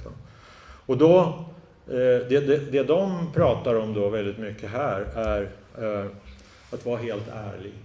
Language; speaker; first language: Swedish; native; Swedish